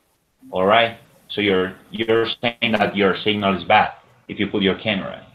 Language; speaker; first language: English; non-native, fluent; Spanish